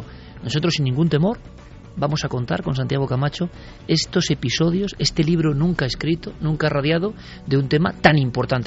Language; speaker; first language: Spanish; native; Spanish